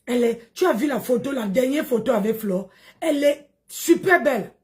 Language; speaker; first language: French; non-native, local second language; Lingala